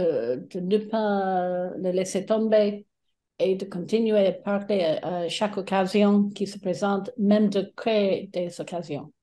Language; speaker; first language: French; non-native, fluent; English